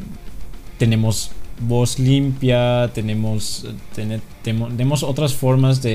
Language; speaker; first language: Spanish; non-native, fluent; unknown